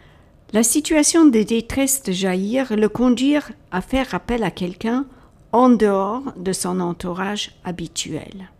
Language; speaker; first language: French; native; French